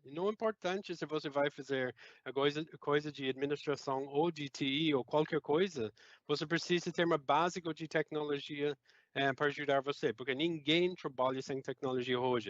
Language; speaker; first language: Portuguese; non-native, fluent; English